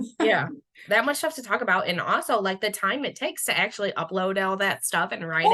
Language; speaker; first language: English; native; English